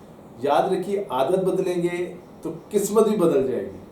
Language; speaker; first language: Urdu; native; Urdu